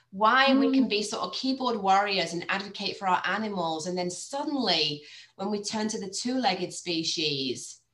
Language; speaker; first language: English; native; English